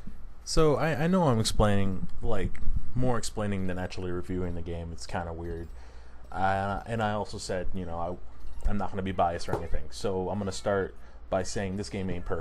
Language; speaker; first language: English; native; English